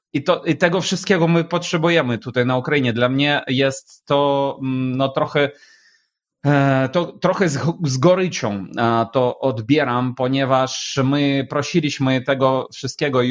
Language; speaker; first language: Polish; non-native, fluent; Ukrainian